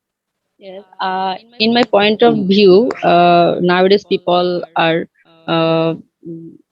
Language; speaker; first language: English; non-native, learner; Bangla